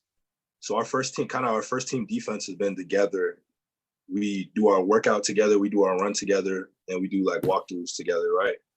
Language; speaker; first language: English; native; English